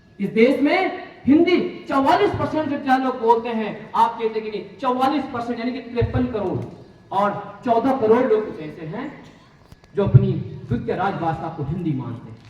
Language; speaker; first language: Hindi; native; Hindi